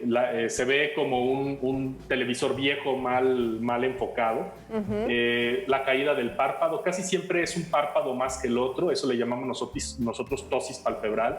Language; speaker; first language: Spanish; native; Spanish